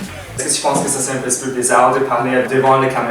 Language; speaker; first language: French; non-native, learner; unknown